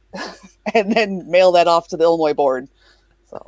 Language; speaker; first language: English; native; English